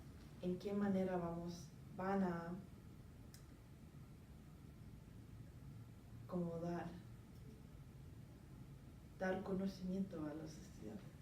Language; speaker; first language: Spanish; non-native, learner; English